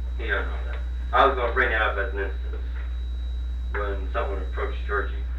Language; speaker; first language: English; native; English